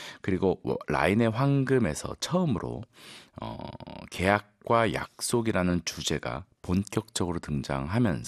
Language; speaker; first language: Korean; native; Korean